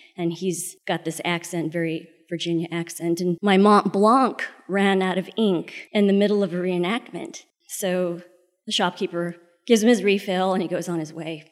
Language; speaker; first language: English; early bilingual, other home language; Spanish